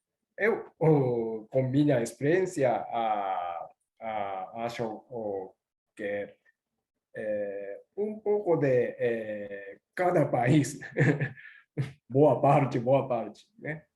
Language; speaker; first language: Portuguese; non-native, learner; Japanese